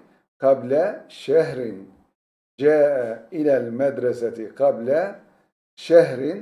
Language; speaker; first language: Arabic; non-native, fluent; Turkish